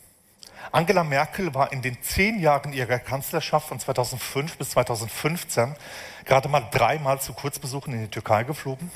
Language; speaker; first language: German; native; German